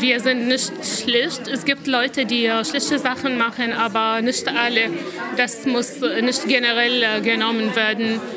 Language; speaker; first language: German; non-native, learner; Arabic